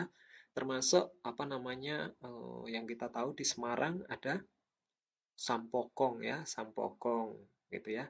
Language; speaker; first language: Indonesian; native; Indonesian